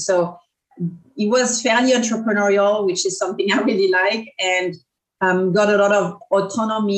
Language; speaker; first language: English; non-native, fluent; French